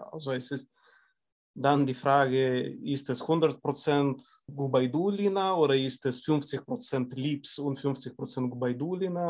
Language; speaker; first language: German; non-native, fluent; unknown